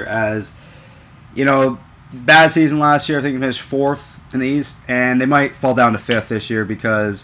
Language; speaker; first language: English; native; English